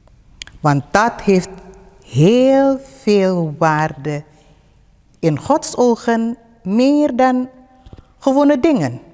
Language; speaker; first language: Dutch; non-native, fluent; Indonesian